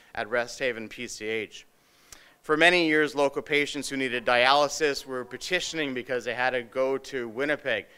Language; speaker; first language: English; native; English